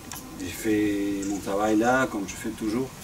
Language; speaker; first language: French; non-native, fluent; English